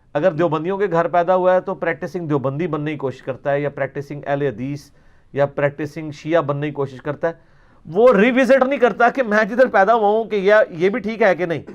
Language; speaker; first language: Urdu; non-native, local second language; Punjabi